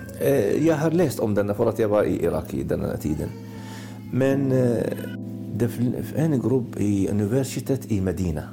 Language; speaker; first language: Swedish; non-native, learner; Arabic